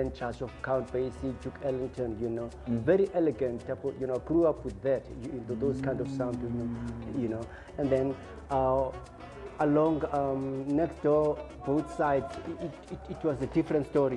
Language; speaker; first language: English; non-native, local second language; Xhosa